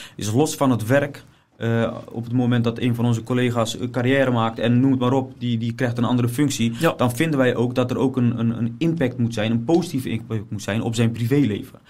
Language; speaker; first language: Dutch; native; Dutch